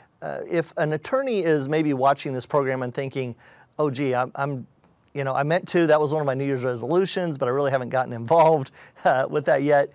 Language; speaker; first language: English; native; English